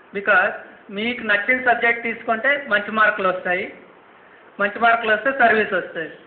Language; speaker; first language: Telugu; non-native, local second language; Kannada